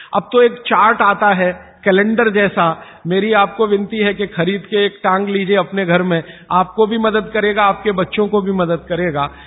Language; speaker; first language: Hindi; native; Hindi